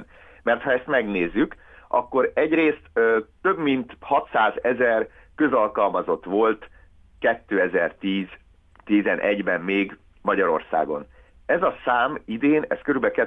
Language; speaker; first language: Hungarian; native; Hungarian